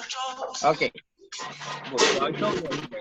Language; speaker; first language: English; non-native, fluent; Spanish